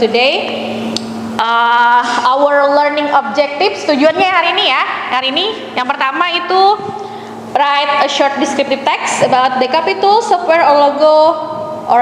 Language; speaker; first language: English; non-native, fluent; Indonesian